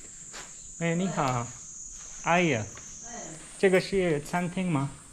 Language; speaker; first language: Chinese; non-native, learner; English